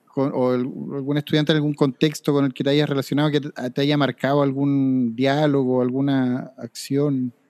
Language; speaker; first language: Spanish; native; Spanish